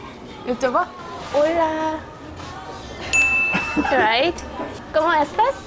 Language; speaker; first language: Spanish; non-native, learner; Korean